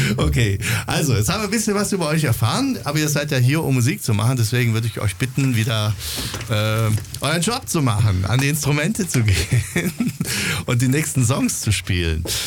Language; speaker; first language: German; native; German